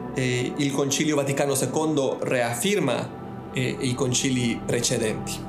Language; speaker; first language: Italian; non-native, fluent; Spanish